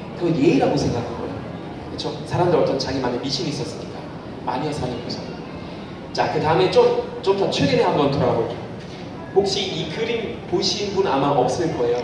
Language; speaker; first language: Korean; non-native, fluent; German